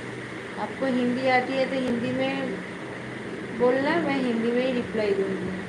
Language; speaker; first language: Hindi; non-native, local second language; Bangla